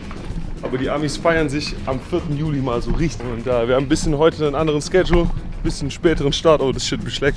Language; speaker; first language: German; native; German